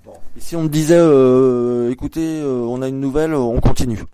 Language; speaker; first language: French; native; French